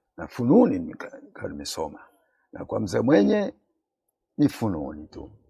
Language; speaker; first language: Swahili; native; Swahili